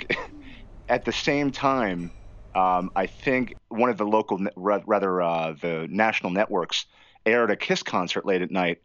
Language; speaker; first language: English; native; English